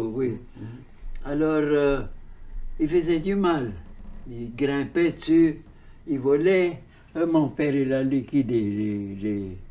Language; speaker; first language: French; early bilingual, heritage; French